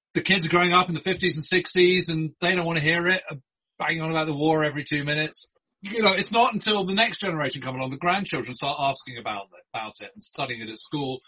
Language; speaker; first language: English; native; English